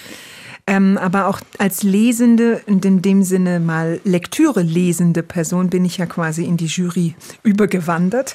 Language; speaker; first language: German; native; German